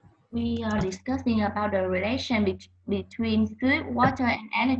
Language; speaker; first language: English; non-native, learner; Vietnamese